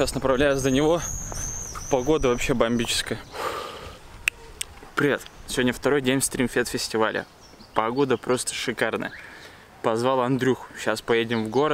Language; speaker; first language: Russian; native; Russian